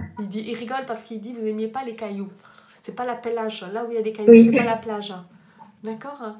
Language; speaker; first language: French; native; French